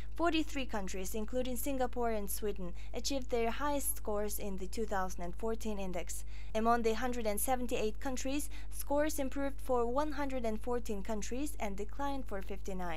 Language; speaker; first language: English; non-native, fluent; Mongolian